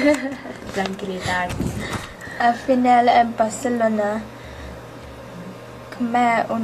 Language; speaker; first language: Spanish; non-native, learner; English